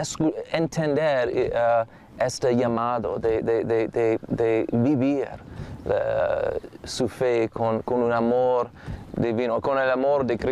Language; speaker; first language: Spanish; non-native, fluent; English